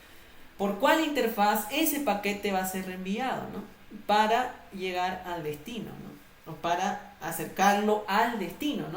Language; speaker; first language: Spanish; native; Spanish